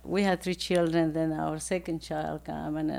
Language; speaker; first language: English; non-native, fluent; Spanish